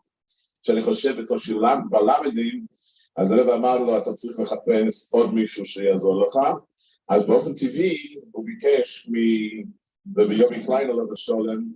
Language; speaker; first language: Hebrew; non-native, fluent; English